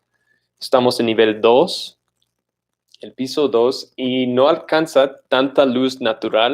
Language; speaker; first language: Spanish; non-native, fluent; English